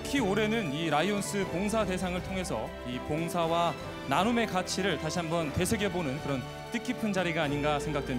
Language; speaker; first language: Korean; native; Korean